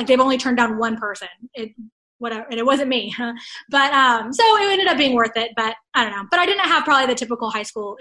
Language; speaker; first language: English; native; English